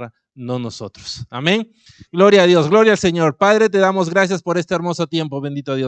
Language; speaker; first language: Spanish; native; Spanish